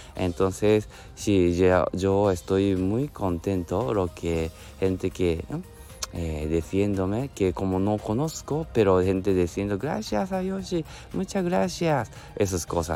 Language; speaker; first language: Spanish; non-native, learner; Japanese